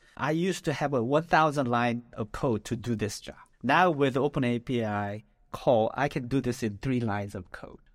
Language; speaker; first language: English; non-native, fluent; Korean